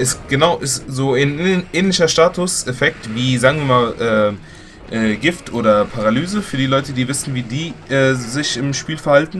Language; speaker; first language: German; native; German